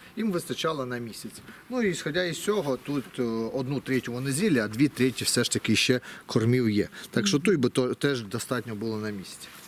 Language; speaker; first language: Ukrainian; non-native, local second language; Russian